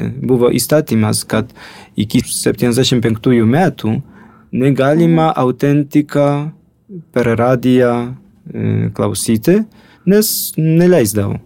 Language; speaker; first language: Lithuanian; non-native, fluent; Polish